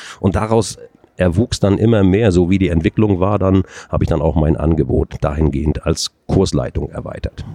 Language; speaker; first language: German; native; German